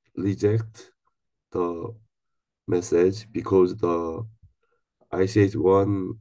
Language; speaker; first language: English; non-native, learner; Korean